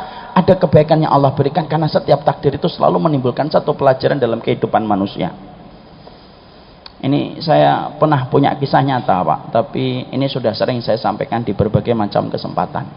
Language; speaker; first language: Indonesian; native; Indonesian